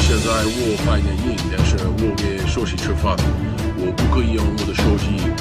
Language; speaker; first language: Chinese; non-native, learner; English